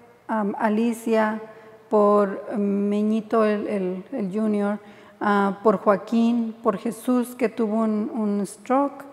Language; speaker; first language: Spanish; native; Spanish